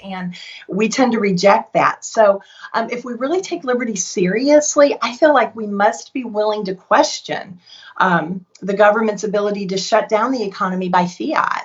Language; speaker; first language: English; native; English